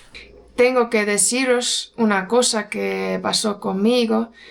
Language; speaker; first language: Spanish; non-native, fluent; Portuguese